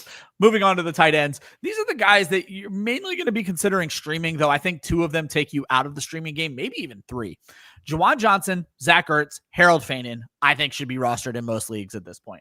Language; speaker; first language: English; native; English